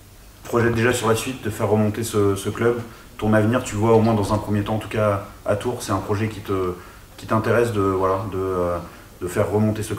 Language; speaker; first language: French; native; French